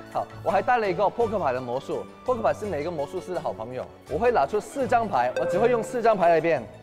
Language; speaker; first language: Chinese; non-native, local second language; Cantonese